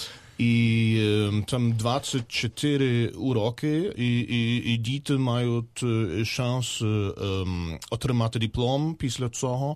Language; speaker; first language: Ukrainian; non-native, learner; German